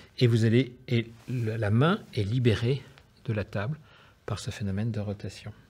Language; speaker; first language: French; native; French